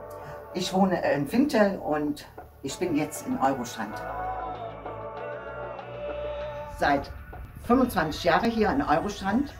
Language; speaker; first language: German; non-native, fluent; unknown